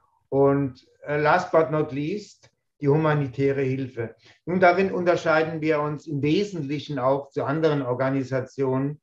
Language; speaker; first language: German; native; German